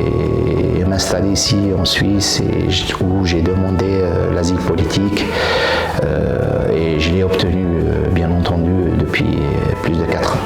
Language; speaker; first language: French; non-native, local second language; Arabic